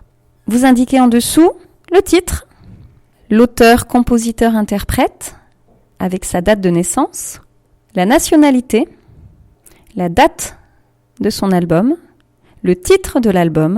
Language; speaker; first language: French; native; French